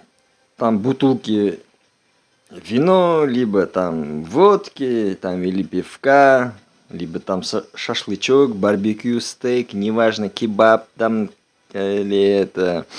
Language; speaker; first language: Russian; non-native, local second language; Uzbek